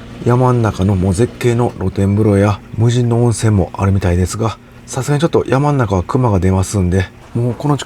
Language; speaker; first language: Japanese; native; Japanese